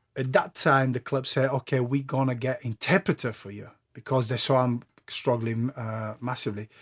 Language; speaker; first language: English; non-native, fluent; Bulgarian